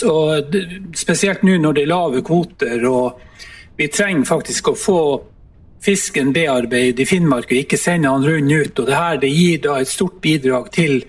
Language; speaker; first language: Norwegian; native; Norwegian